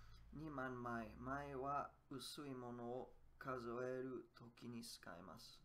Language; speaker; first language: Japanese; non-native, learner; English